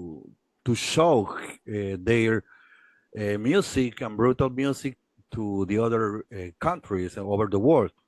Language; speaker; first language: English; non-native, learner; Spanish